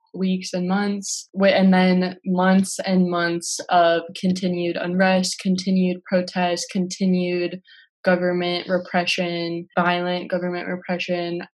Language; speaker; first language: English; native; English